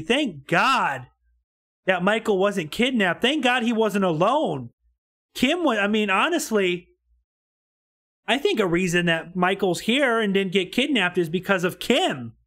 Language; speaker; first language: English; native; English